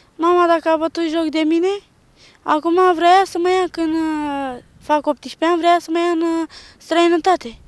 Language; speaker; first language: Romanian; non-native, local second language; Turkish